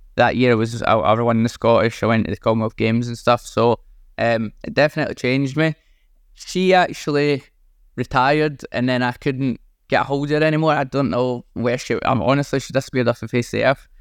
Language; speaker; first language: English; native; English